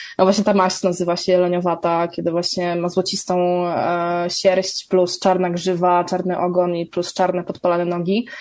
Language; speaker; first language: Polish; native; Polish